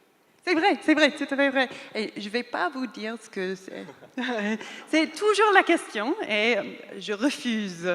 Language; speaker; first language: French; non-native, fluent; English